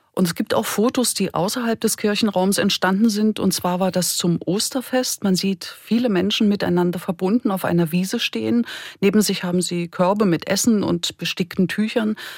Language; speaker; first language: German; native; German